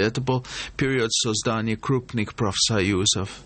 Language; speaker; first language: Russian; non-native, fluent; English